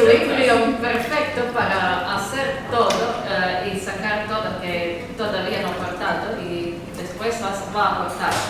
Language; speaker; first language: Spanish; non-native, learner; Latvian